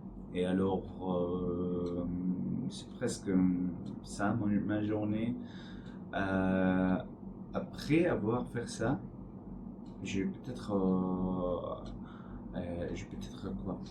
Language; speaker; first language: French; non-native, learner; Arabic